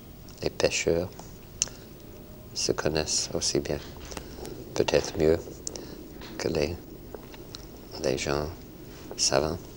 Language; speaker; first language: French; non-native, fluent; English